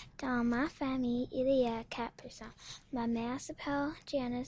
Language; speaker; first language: French; non-native, learner; English